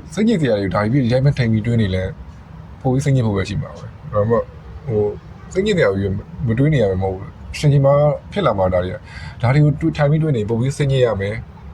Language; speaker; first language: Burmese; native; Burmese